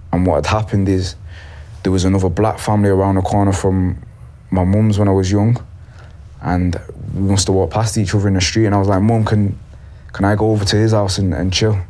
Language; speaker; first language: English; native; English